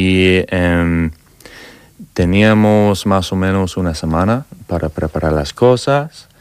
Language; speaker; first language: Spanish; non-native, learner; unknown